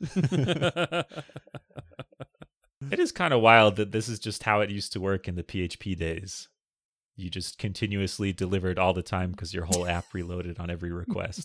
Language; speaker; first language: English; native; English